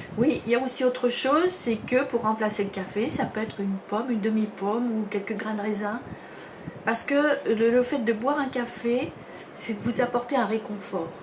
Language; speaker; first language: French; native; French